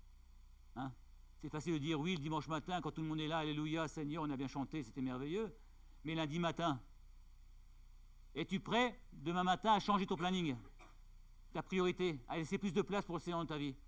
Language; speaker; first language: French; native; French